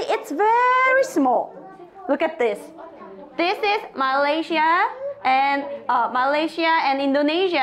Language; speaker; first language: English; non-native, fluent; Korean